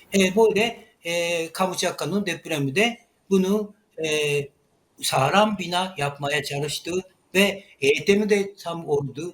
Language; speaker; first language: Turkish; non-native, learner; Japanese